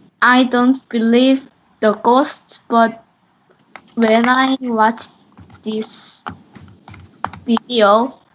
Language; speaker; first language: English; non-native, learner; Korean